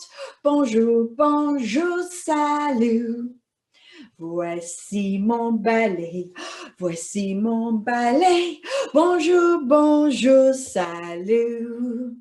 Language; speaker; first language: French; non-native, fluent; English